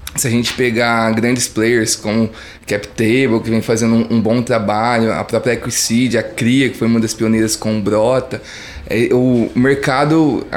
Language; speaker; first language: Portuguese; native; Portuguese